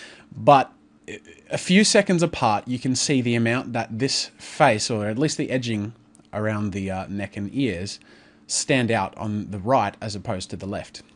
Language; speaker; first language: English; native; English